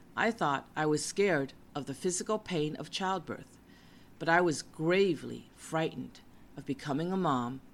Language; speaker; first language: English; native; English